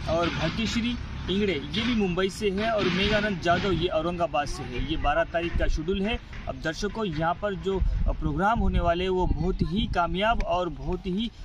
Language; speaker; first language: Hindi; non-native, local second language; Marathi